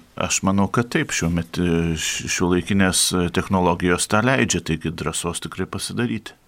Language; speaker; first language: Lithuanian; native; Lithuanian